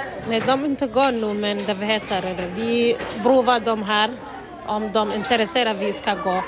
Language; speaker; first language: Swedish; non-native, learner; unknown